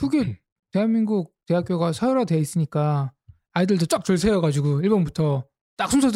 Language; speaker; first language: Korean; native; Korean